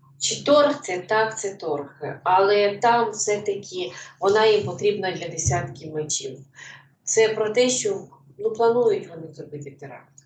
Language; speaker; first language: Ukrainian; native; Ukrainian